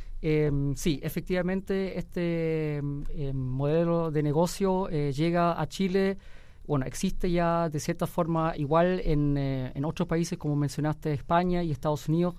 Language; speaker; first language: Spanish; early bilingual, heritage; Spanish